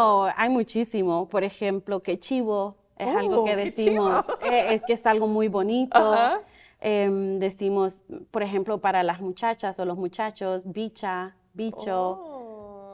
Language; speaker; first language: Spanish; early bilingual, other home language; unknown